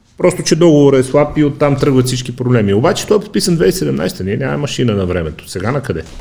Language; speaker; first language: Bulgarian; native; Bulgarian